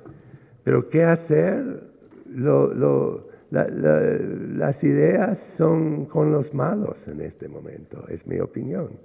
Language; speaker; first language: Spanish; non-native, fluent; English